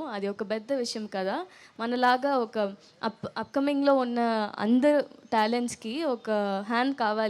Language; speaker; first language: Telugu; non-native, learner; Tamil